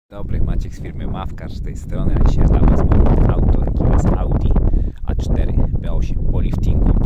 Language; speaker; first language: Polish; native; Polish